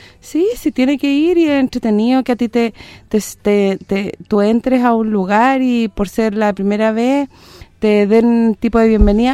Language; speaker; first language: Spanish; native; Spanish